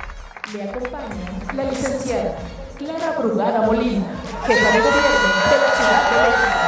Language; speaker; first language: Spanish; native; Spanish